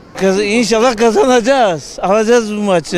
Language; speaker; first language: Turkish; early bilingual, heritage; Turkish